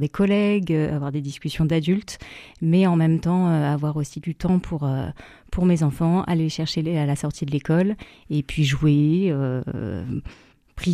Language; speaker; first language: French; native; French